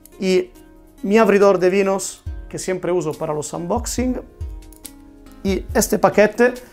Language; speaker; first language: Spanish; non-native, fluent; Italian